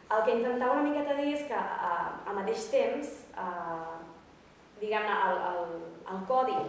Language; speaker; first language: Catalan; native; Catalan